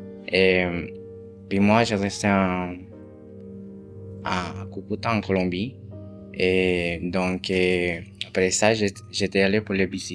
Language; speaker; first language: French; non-native, fluent; Spanish